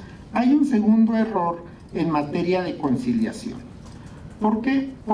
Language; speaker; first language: Spanish; native; Spanish